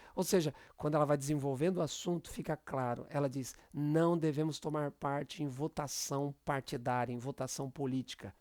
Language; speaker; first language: Portuguese; native; Portuguese